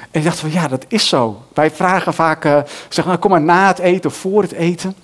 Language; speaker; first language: Dutch; native; Dutch